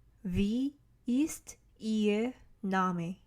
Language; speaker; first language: German; non-native, learner; Korean